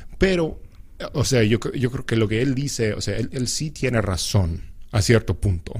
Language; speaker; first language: Spanish; non-native, fluent; English